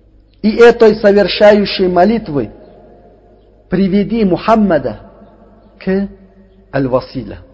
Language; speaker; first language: Russian; non-native, learner; Uzbek